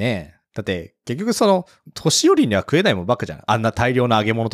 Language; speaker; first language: Japanese; native; Japanese